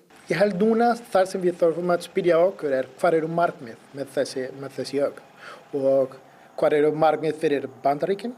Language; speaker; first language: Icelandic; non-native, learner; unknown